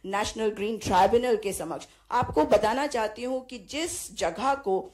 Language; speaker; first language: Hindi; native; Hindi